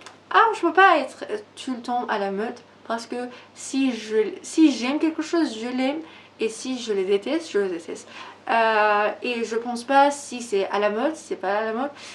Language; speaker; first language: French; non-native, learner; Persian